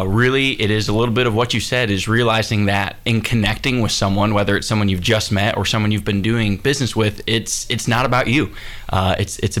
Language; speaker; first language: English; native; English